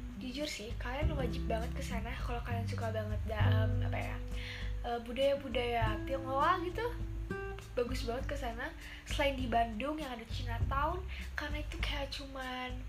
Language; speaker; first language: Indonesian; native; Indonesian